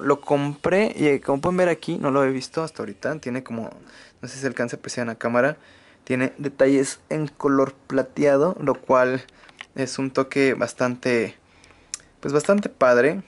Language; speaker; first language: Spanish; native; Spanish